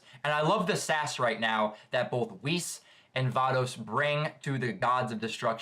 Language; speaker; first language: English; native; English